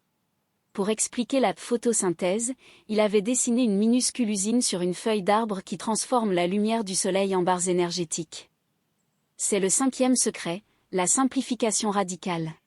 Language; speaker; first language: French; native; French